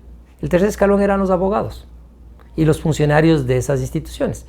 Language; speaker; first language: Spanish; native; Spanish